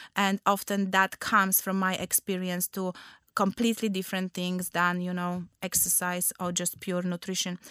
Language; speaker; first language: English; non-native, fluent; Polish